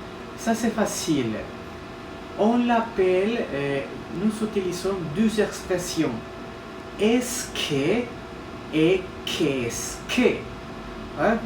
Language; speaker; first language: French; non-native, fluent; Spanish